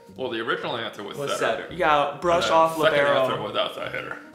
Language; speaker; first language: English; native; English